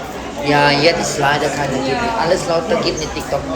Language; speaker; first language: German; non-native, learner; Indonesian